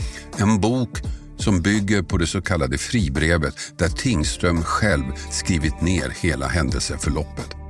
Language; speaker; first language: Swedish; native; Swedish